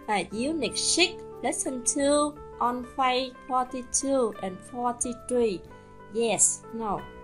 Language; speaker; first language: English; non-native, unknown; Vietnamese